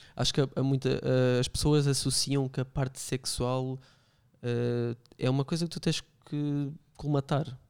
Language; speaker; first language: Portuguese; native; Portuguese